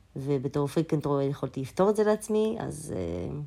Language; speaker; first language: Hebrew; early bilingual, other home language; Azerbaijani